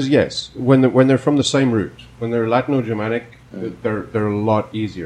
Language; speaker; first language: English; non-native, local second language; Afrikaans